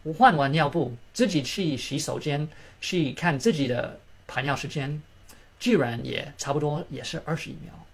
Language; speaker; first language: Chinese; early bilingual, heritage; Chinese